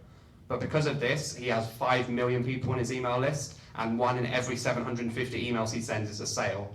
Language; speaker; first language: English; native; English